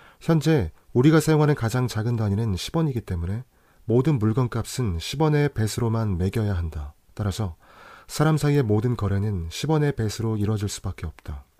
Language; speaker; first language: Korean; native; Korean